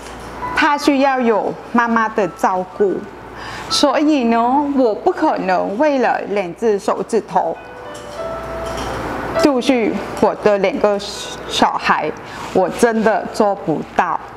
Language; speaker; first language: Chinese; non-native, fluent; Vietnamese